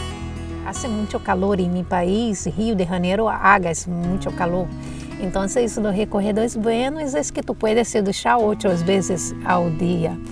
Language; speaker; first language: Spanish; non-native, learner; Portuguese